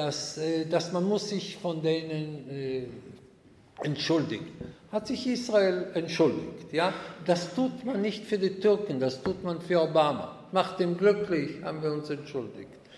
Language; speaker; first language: German; non-native, fluent; Hebrew